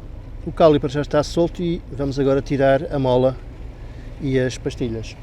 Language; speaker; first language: Portuguese; native; Portuguese